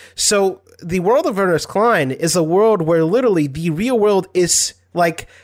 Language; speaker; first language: English; non-native, fluent; Portuguese